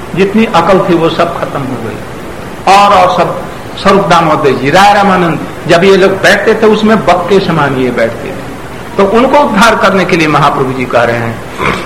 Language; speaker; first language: Hindi; non-native, local second language; Bangla